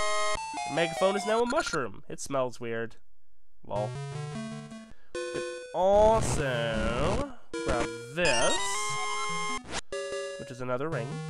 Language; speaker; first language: English; native; English